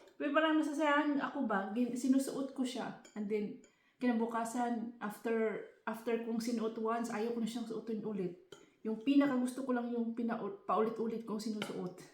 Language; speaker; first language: Filipino; non-native, local second language; Cebuano